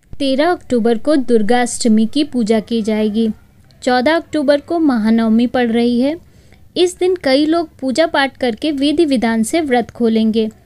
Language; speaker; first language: Hindi; native; Hindi